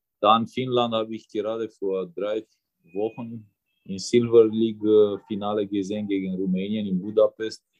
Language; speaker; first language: German; non-native, fluent; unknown